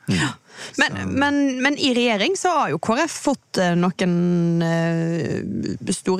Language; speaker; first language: Norwegian; native; Norwegian